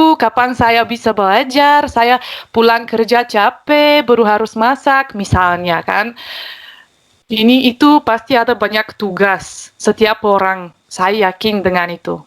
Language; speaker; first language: Indonesian; non-native, fluent; Bulgarian